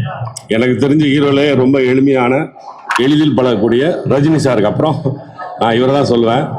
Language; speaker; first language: Tamil; native; Tamil